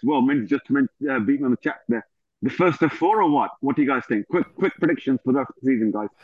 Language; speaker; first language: English; native; English